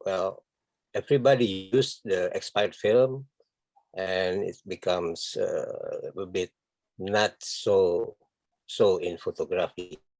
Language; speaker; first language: English; non-native, learner; Indonesian